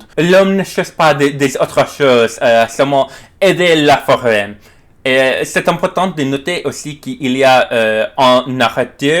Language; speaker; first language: French; non-native, learner; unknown